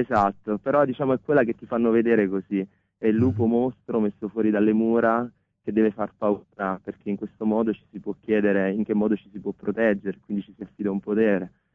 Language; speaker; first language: Italian; native; Italian